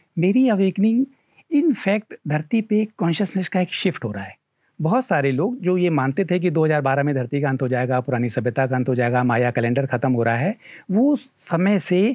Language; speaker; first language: Hindi; native; Hindi